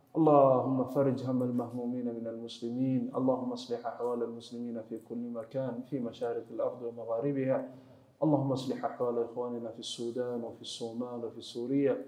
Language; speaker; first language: Arabic; non-native, fluent; Swahili